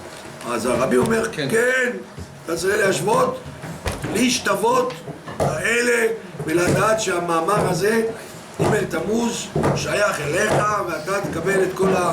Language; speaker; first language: Hebrew; non-native, fluent; French